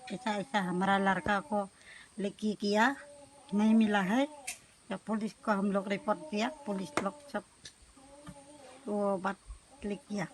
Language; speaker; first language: Hindi; non-native, local second language; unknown